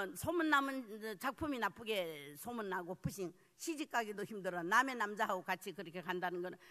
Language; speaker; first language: Korean; early bilingual, heritage; Korean